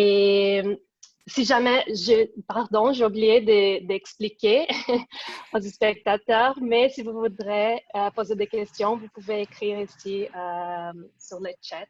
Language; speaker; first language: French; non-native, fluent; Portuguese